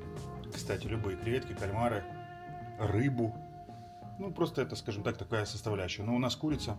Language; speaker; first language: Russian; native; Russian